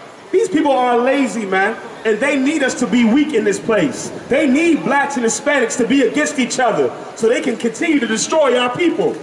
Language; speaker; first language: English; native; English